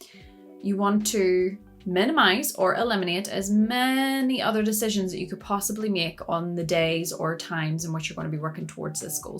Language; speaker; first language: English; native; English